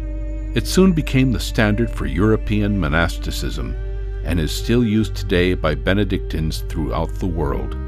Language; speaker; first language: English; native; English